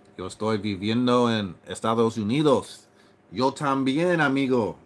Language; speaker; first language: Spanish; non-native, learner; English